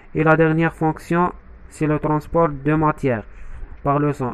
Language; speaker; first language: French; non-native, local second language; Arabic